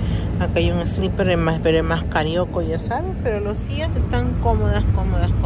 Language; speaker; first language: Spanish; native; Spanish